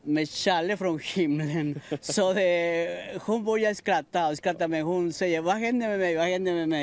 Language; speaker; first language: Swedish; non-native, learner; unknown